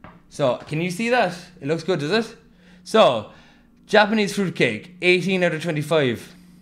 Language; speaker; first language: English; native; English